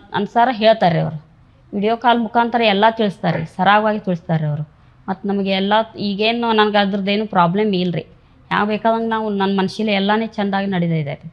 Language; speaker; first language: Kannada; native; Kannada